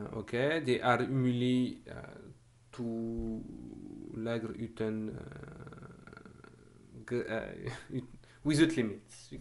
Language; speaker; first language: Norwegian; non-native, fluent; French